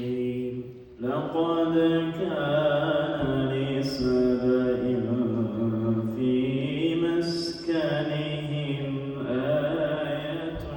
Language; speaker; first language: Arabic; native; Arabic